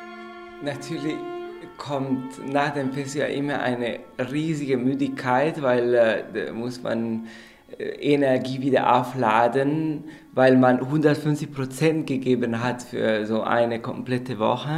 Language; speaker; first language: German; non-native, fluent; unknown